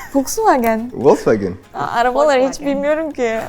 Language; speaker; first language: Turkish; non-native, fluent; Korean